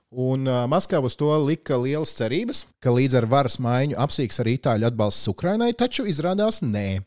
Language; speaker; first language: Latvian; native; Latvian